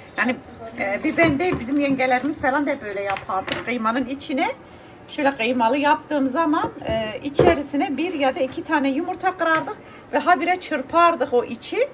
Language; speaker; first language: Turkish; early bilingual, heritage; Turkish